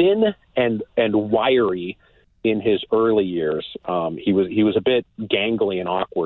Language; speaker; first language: English; native; English